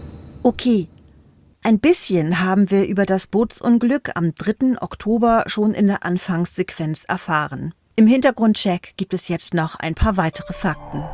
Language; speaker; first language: German; native; German